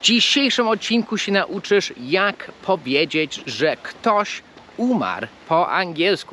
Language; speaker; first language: Polish; non-native, fluent; English